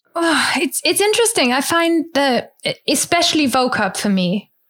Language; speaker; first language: English; non-native, fluent; German